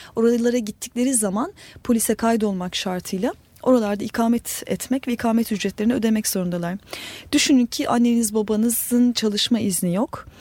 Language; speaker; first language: Turkish; native; Turkish